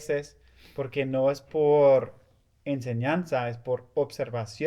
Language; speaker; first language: Spanish; non-native, fluent; English